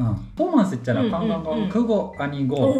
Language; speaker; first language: Korean; non-native, learner; Japanese